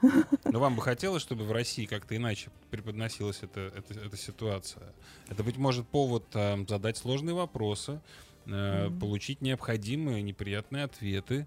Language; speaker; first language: Russian; native; Russian